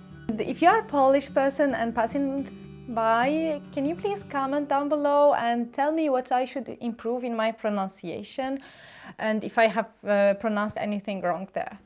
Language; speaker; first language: English; non-native, local second language; Arabic